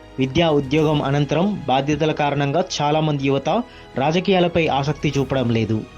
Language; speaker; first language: Telugu; native; Telugu